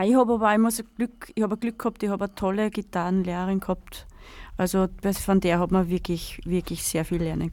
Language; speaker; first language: German; native; German